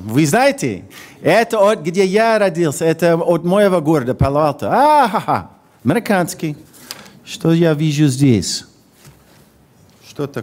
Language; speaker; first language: Russian; non-native, fluent; English